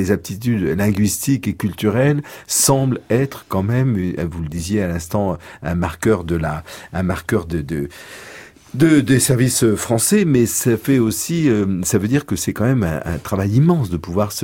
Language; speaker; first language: French; native; French